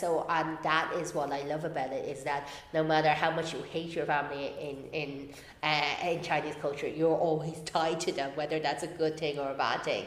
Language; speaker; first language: English; native; English